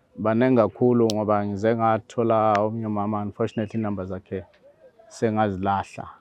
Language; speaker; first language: Zulu; native; Zulu